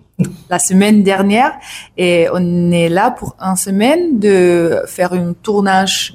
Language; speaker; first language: French; non-native, learner; English